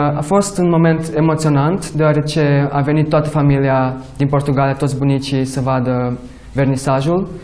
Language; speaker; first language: Romanian; early bilingual, other home language; Portuguese